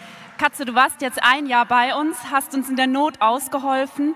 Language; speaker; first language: German; native; German